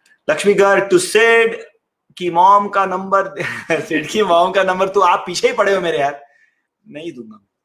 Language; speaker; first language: Hindi; native; Hindi